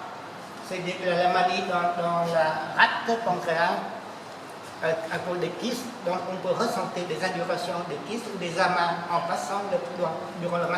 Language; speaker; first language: French; native; French